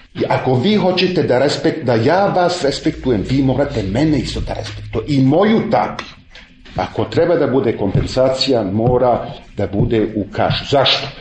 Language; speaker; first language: Serbian; early bilingual, heritage; Serbian